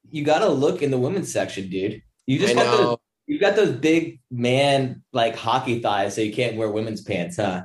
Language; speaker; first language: English; native; English